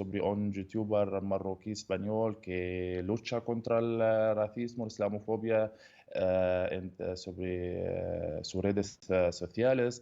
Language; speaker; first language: Spanish; non-native, learner; Arabic